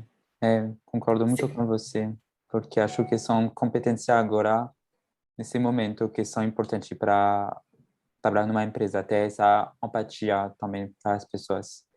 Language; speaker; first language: Portuguese; non-native, fluent; French